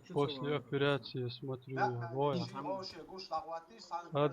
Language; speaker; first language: Russian; non-native, local second language; Chechen